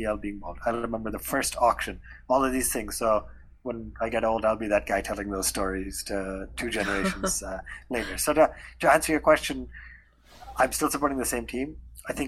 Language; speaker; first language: English; non-native, local second language; Hindi